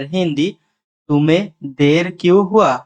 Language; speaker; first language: Hindi; non-native, learner; Bangla